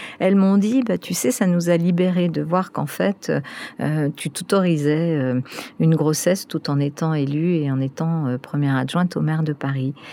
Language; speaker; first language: French; early bilingual, other home language; Spanish